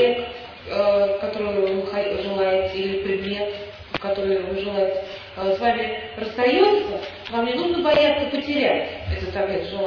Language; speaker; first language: Russian; native; Russian